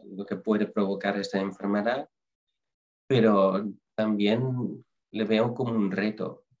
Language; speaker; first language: Spanish; non-native, fluent; Dutch